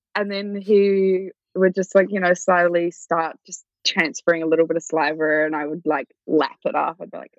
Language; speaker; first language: English; native; English